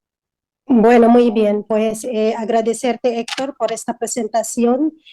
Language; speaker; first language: Spanish; non-native, fluent; Filipino